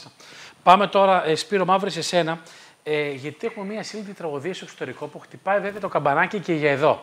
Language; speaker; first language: Greek; native; Greek